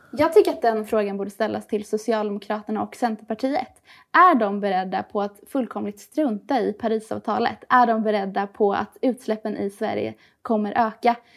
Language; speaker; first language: Swedish; early bilingual, other home language; Persian